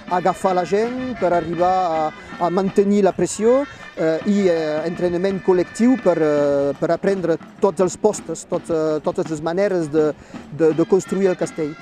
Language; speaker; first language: Catalan; non-native, local second language; French